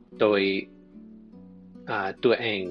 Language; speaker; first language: Thai; non-native, fluent; English